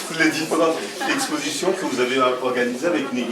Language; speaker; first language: French; native; French